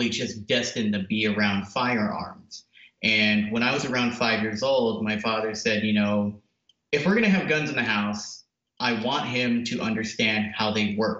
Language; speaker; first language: English; native; English